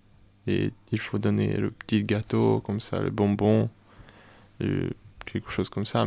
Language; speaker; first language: French; non-native, learner; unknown